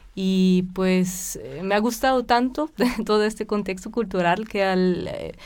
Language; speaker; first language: Spanish; non-native, fluent; German